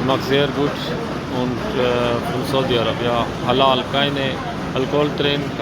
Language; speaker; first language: German; non-native, learner; Urdu